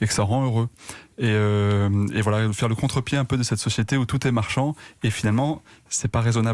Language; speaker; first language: French; native; French